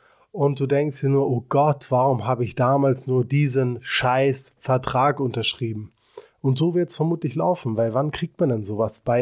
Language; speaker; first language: German; native; German